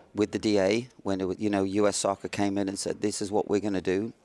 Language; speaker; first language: English; native; English